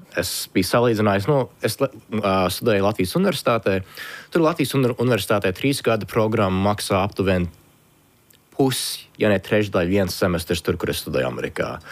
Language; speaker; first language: Latvian; early bilingual, heritage; Latvian